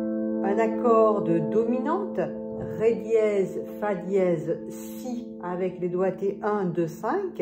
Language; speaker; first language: French; native; French